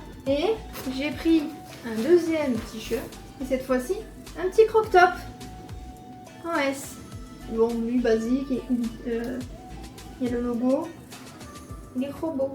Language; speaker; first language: French; native; French